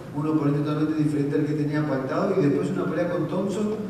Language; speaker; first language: Spanish; native; Spanish